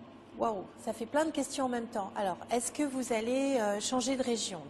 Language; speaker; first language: French; native; French